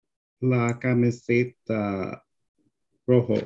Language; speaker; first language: Spanish; non-native, learner; English